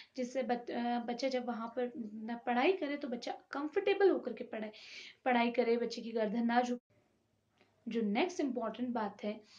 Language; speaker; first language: Hindi; native; Hindi